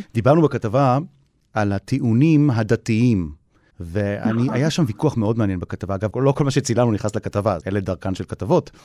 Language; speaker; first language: Hebrew; native; Hebrew